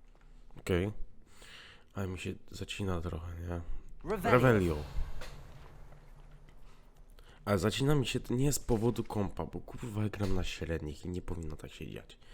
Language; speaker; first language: Polish; native; Polish